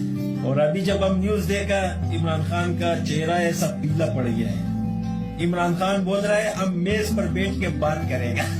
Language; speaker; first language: Hindi; non-native, fluent; Pashto